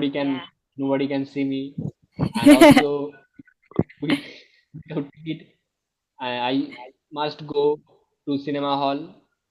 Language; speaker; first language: English; non-native, local second language; Bangla